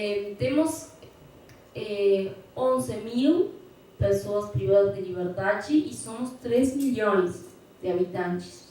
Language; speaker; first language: Portuguese; non-native, fluent; Spanish